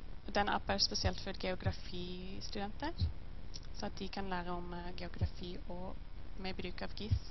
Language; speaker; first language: Norwegian; non-native, learner; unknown